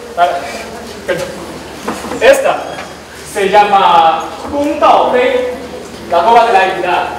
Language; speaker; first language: Spanish; non-native, learner; Chinese